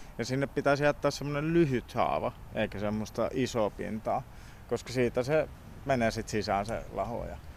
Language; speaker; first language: Finnish; early bilingual, heritage; Finnish